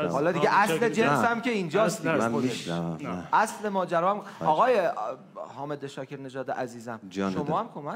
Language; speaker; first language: Persian; native; Persian